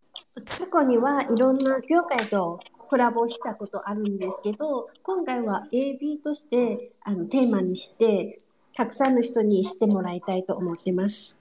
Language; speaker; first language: Japanese; non-native, fluent; Chinese